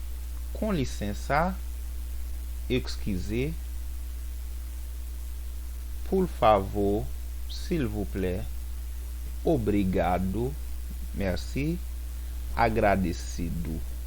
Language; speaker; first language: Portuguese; non-native, fluent; Haitian Creole